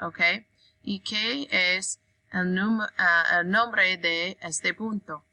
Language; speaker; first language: Spanish; non-native, learner; English